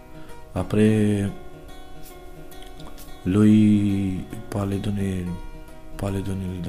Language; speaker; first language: French; non-native, learner; Romanian